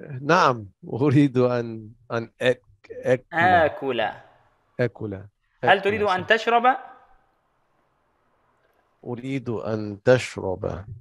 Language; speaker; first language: Arabic; non-native, learner; English